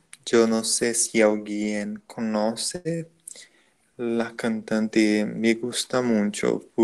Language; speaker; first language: Spanish; non-native, learner; Portuguese